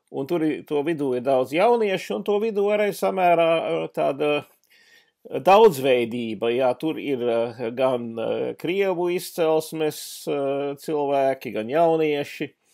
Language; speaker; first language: Latvian; early bilingual, heritage; English